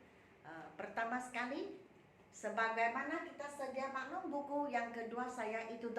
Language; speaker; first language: Indonesian; non-native, local second language; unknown